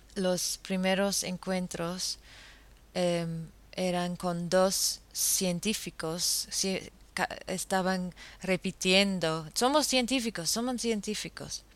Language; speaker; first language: Spanish; non-native, fluent; English